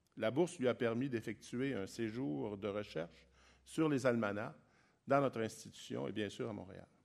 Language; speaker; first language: French; native; French